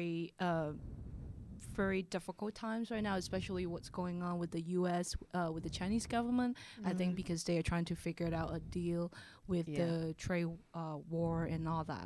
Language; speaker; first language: English; non-native, local second language; Cantonese